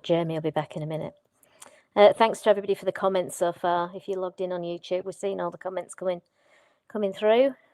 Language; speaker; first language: English; native; English